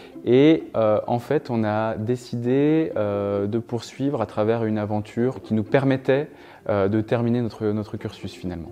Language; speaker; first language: French; native; French